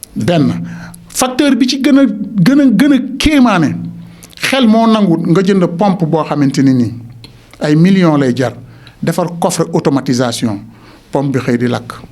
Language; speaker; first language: Wolof; native; Wolof